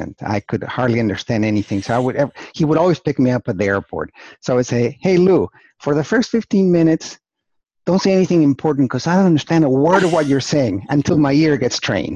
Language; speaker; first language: English; non-native, fluent; Spanish